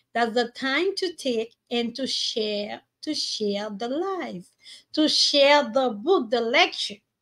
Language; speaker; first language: English; non-native, learner; Haitian Creole